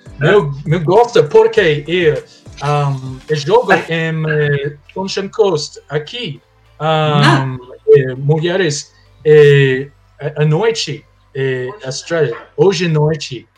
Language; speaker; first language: Portuguese; non-native, learner; English